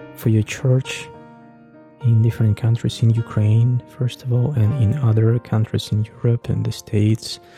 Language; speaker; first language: English; non-native, fluent; Russian